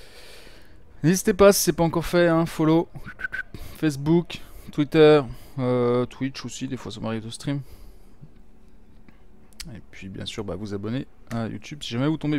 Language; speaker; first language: French; native; French